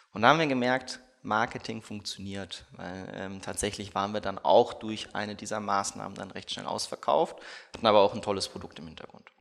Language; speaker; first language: German; early bilingual, other home language; Russian